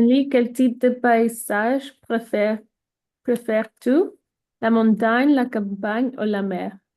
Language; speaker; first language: French; non-native, learner; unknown